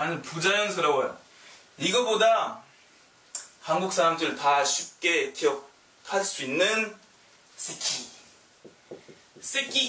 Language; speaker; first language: Korean; non-native, learner; French